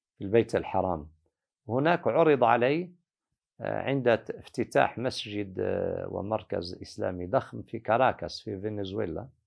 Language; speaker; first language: Arabic; native; Arabic